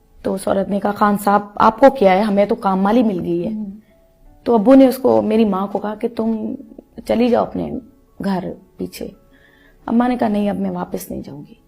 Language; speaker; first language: Urdu; non-native, local second language; Punjabi